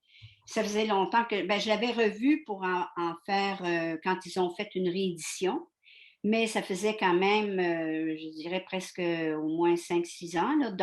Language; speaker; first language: French; native; French